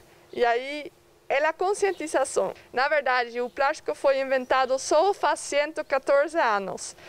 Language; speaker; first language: Portuguese; non-native, fluent; Dutch